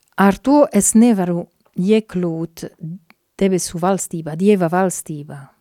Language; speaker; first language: Latvian; non-native, fluent; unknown